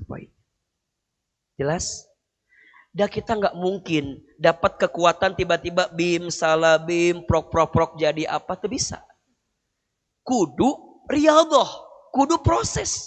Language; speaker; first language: Indonesian; non-native, local second language; Sundanese